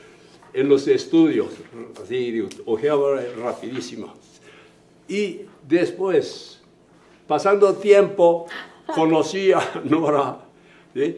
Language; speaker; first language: Spanish; non-native, fluent; Japanese